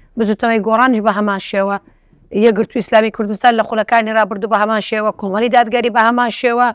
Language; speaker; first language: Central Kurdish; non-native, local second language; Turkish